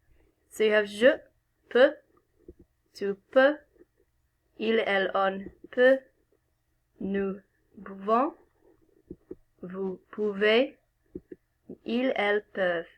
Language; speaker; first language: French; non-native, fluent; English